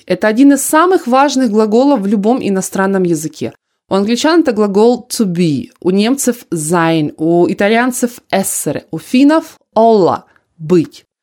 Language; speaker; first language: Russian; native; Russian